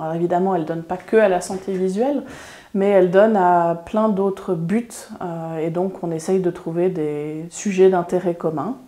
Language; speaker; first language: French; native; French